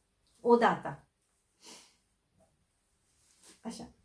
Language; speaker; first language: Romanian; non-native, fluent; Japanese